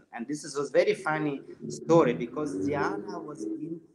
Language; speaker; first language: English; non-native, fluent; Russian